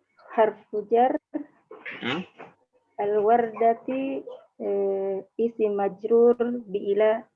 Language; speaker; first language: Arabic; non-native, learner; Indonesian